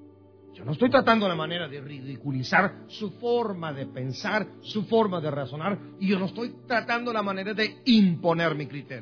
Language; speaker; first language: Spanish; native; Spanish